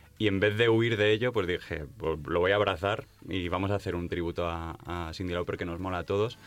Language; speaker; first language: Spanish; native; Spanish